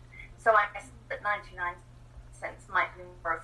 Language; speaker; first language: English; native; English